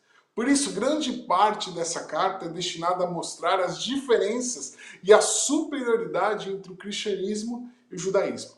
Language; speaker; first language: Portuguese; native; Portuguese